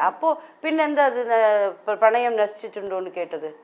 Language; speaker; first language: Malayalam; non-native, local second language; Tamil